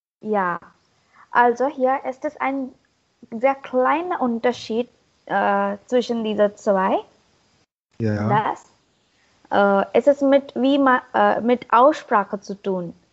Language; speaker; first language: German; non-native, learner; Marathi